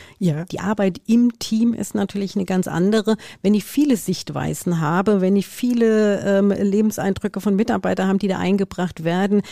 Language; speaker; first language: German; native; German